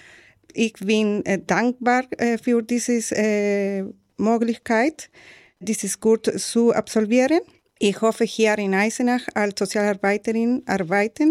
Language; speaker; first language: German; non-native, learner; Spanish